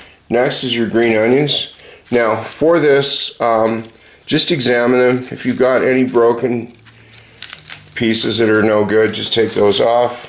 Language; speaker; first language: English; native; English